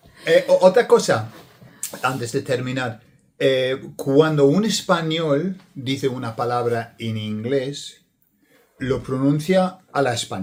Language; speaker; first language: Spanish; non-native, fluent; English